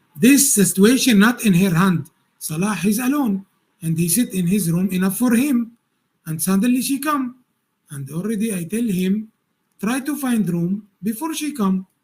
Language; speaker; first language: English; non-native, learner; Arabic